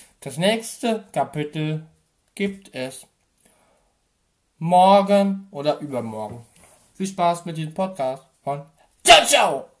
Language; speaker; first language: German; native; German